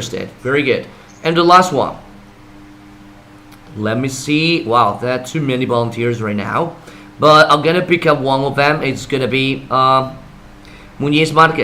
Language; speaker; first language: English; non-native, fluent; Spanish